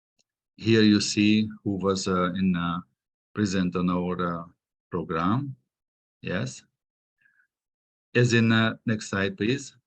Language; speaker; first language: English; non-native, fluent; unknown